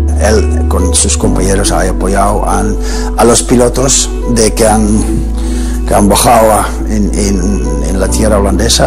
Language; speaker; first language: Spanish; non-native, fluent; Dutch